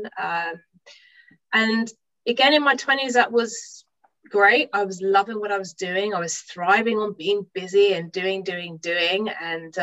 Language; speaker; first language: English; native; English